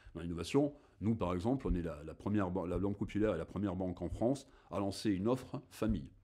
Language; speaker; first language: French; native; French